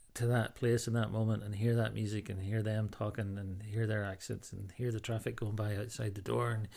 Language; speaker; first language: English; native; English